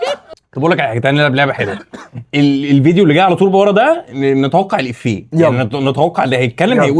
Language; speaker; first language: Arabic; native; Arabic